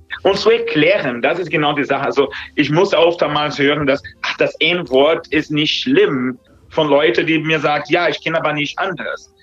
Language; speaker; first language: German; non-native, fluent; Portuguese